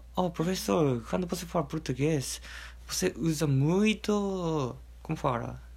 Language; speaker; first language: Portuguese; non-native, learner; Japanese